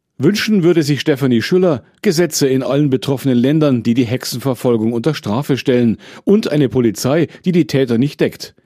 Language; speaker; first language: German; native; German